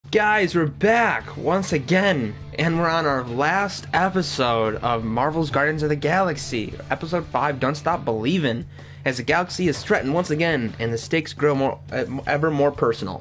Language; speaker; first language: English; native; English